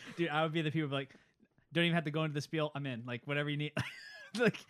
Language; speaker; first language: English; early bilingual, other home language; Italian